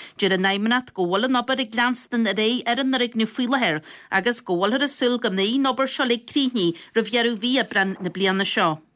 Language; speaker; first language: Irish; native; Irish